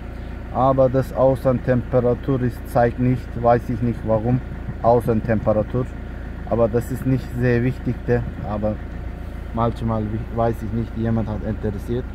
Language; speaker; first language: German; non-native, learner; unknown